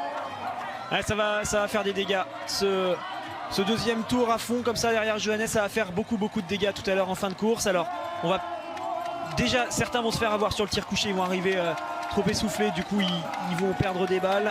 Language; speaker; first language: French; native; French